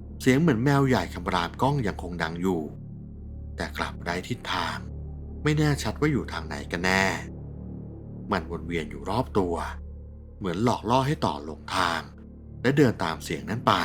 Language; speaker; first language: Thai; native; Thai